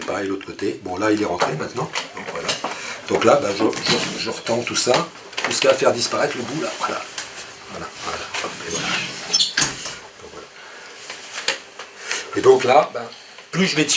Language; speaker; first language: French; native; French